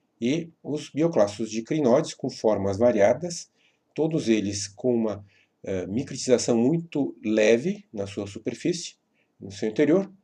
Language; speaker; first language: Portuguese; native; Portuguese